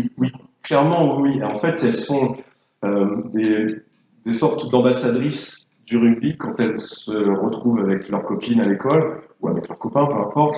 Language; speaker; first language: French; native; French